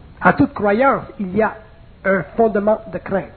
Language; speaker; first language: French; native; French